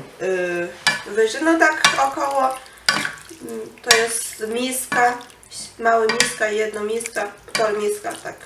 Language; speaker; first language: Polish; non-native, learner; Chinese